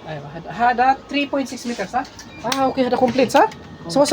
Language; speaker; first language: Arabic; non-native, learner; Bangla